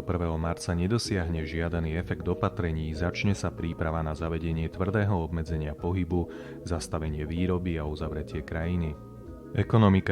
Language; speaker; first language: Slovak; native; Slovak